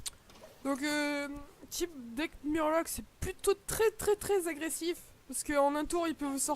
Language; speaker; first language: French; native; French